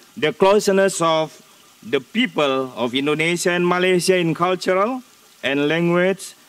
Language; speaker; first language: English; non-native, fluent; Indonesian